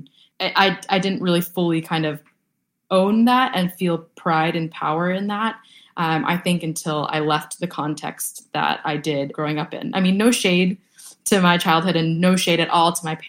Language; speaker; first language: English; early bilingual, other home language; Vietnamese